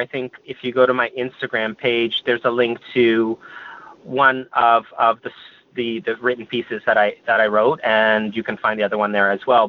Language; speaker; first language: English; native; English